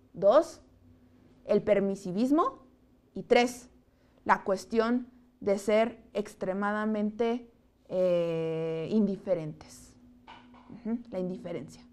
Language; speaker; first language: Spanish; native; Spanish